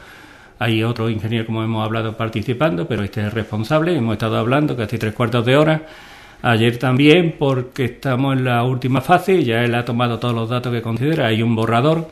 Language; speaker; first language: Spanish; native; Spanish